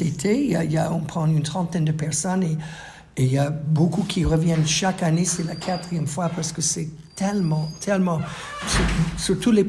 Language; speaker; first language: French; non-native, fluent; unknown